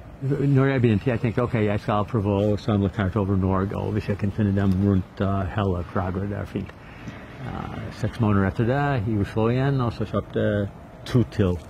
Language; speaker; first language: Norwegian; non-native, learner; English